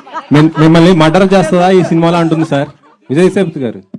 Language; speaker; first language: Telugu; native; Telugu